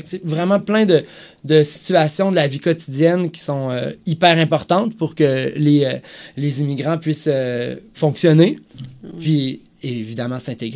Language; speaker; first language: French; native; French